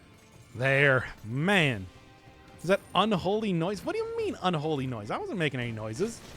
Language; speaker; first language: English; native; English